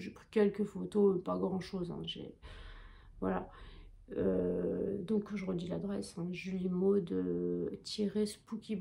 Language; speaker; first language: French; native; French